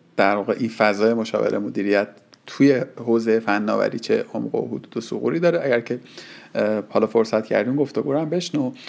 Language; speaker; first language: Persian; native; Persian